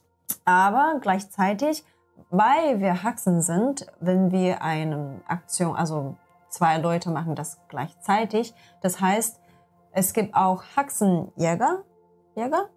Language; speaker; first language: German; non-native, learner; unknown